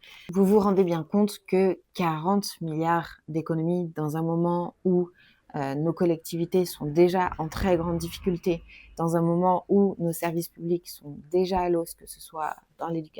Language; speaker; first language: French; native; French